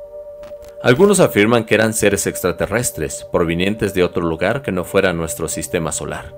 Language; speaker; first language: Spanish; native; Spanish